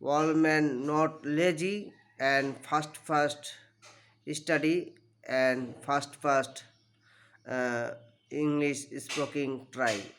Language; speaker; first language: English; non-native, learner; Bangla